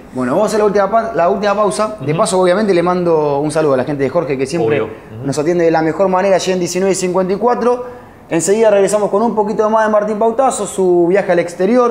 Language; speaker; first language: Spanish; native; Spanish